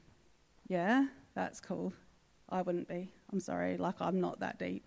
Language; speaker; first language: English; native; English